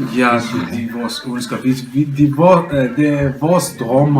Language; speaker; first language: Danish; non-native, learner; Kurdish